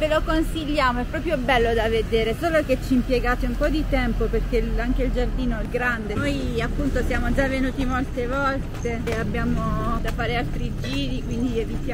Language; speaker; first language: Italian; native; Italian